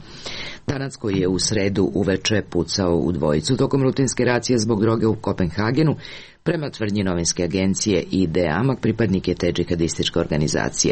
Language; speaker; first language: Serbian; native; Serbian